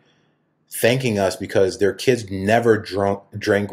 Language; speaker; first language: English; native; English